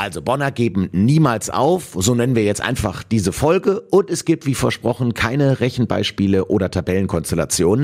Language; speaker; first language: German; native; German